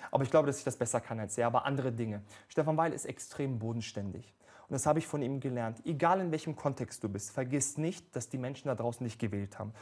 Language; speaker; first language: German; early bilingual, other home language; Bosnian